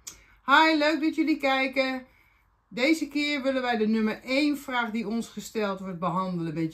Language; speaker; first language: Dutch; native; Dutch